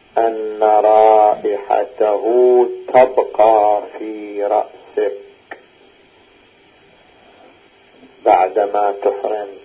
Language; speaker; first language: Arabic; native; Arabic